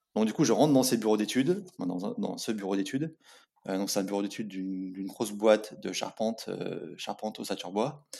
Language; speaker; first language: French; native; French